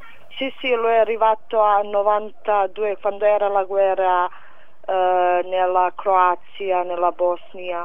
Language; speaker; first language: Italian; non-native, fluent; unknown